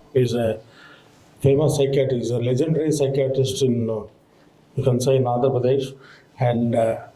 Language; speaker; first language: English; non-native, local second language; Telugu